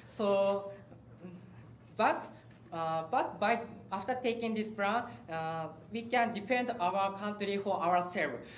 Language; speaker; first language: English; non-native, learner; Japanese